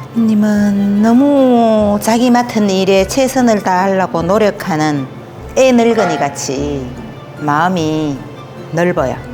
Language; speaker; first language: Korean; native; Korean